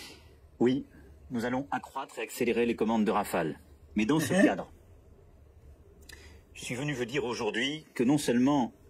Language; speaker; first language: French; native; French